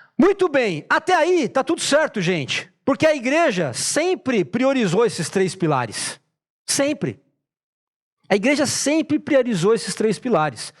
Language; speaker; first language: Portuguese; native; Portuguese